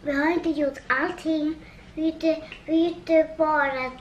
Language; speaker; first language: Swedish; early bilingual, other home language; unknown